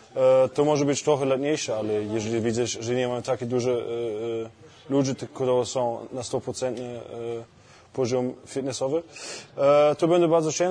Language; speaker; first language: Polish; non-native, learner; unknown